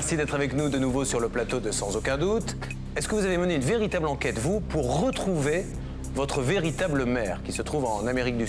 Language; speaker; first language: French; native; French